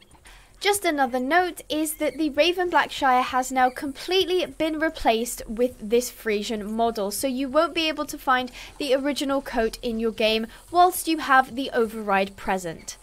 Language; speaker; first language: English; native; English